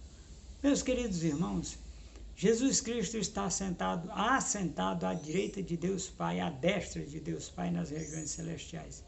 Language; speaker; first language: Portuguese; native; Portuguese